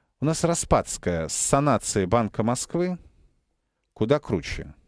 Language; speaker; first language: Russian; native; Russian